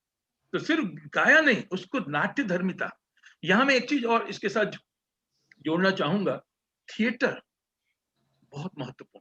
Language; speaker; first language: Hindi; native; Hindi